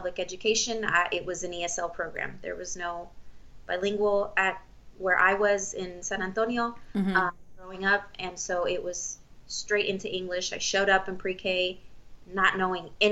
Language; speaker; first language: English; early bilingual, other home language; Spanish